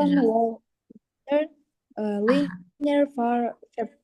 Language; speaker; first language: English; non-native, learner; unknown